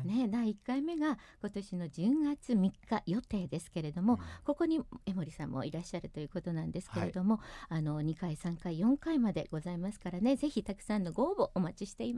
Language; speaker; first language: Japanese; native; Japanese